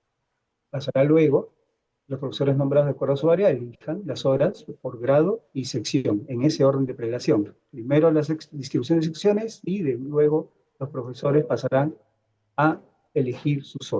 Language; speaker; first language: Spanish; native; Spanish